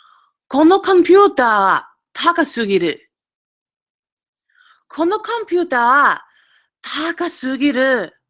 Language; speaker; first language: Japanese; non-native, fluent; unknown